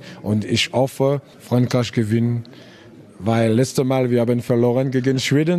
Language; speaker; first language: German; non-native, learner; French